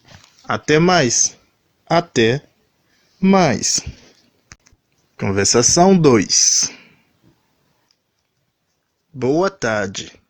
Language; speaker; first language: Portuguese; non-native, learner; Haitian Creole